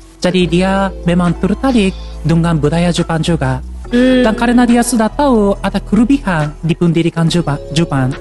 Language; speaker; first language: Indonesian; non-native, fluent; Japanese